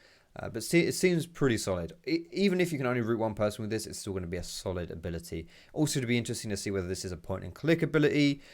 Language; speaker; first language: English; native; English